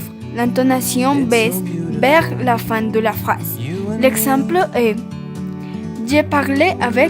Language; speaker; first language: French; non-native, learner; Spanish